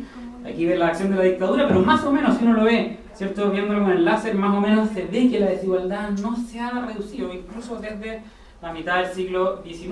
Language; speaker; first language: Spanish; native; Spanish